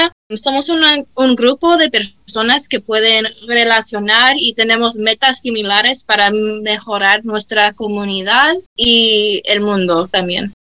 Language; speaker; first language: Spanish; early bilingual, heritage; Spanish